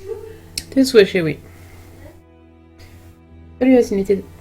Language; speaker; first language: French; native; French